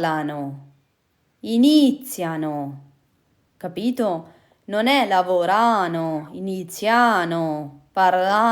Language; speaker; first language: Italian; non-native, fluent; Urdu